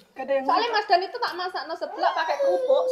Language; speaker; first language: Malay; non-native, local second language; Javanese